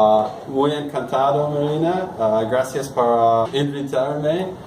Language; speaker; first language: Spanish; non-native, learner; English